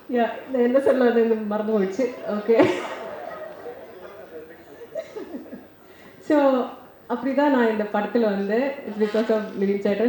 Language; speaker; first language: Tamil; non-native, learner; Malayalam